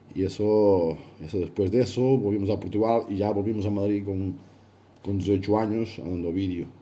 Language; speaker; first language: Spanish; early bilingual, other home language; Portuguese